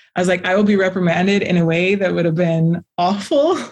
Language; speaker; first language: English; native; English